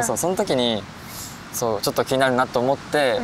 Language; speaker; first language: Japanese; native; Japanese